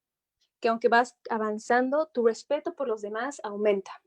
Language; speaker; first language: Spanish; native; Spanish